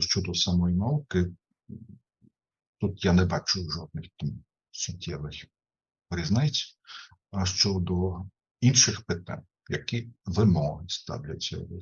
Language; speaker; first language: Ukrainian; non-native, fluent; German